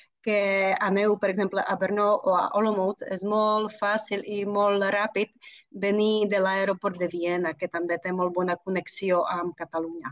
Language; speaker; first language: Catalan; non-native, fluent; Czech